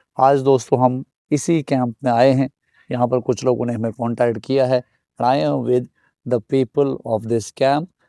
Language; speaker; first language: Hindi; native; Hindi